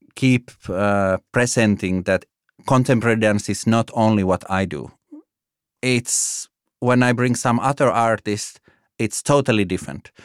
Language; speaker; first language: English; non-native, fluent; Finnish